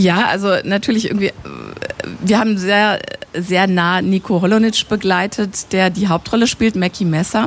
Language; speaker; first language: German; native; German